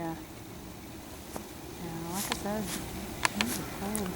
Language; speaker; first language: English; native; English